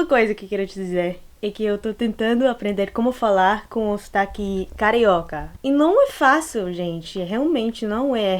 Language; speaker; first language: Portuguese; non-native, learner; English